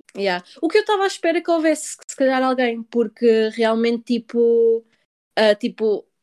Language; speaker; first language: Portuguese; early bilingual, heritage; Portuguese